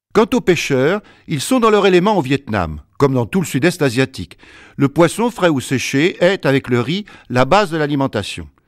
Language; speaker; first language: French; native; French